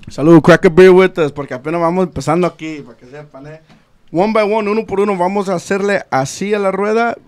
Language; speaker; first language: Spanish; early bilingual, heritage; Spanish